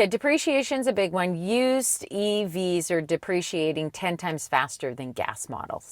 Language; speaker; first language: English; native; English